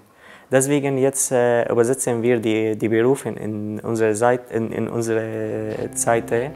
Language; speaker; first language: German; non-native, learner; Arabic